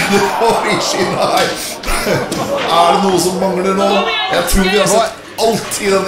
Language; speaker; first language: Norwegian; native; Norwegian